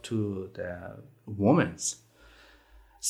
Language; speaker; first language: English; non-native, learner; Persian